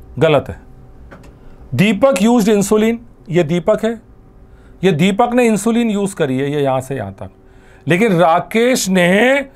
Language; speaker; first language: Hindi; non-native, local second language; Gujarati